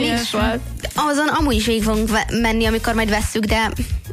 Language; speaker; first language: Hungarian; native; Hungarian